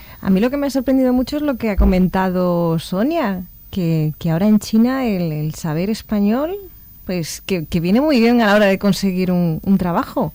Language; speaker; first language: Spanish; native; Spanish